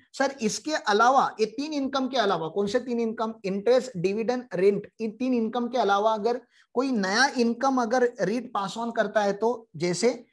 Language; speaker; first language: Hindi; non-native, local second language; Marathi